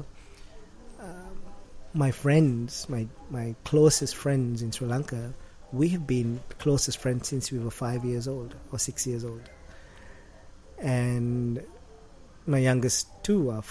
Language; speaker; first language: English; non-native, local second language; Sinhala